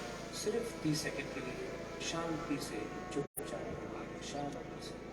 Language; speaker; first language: Hindi; non-native, local second language; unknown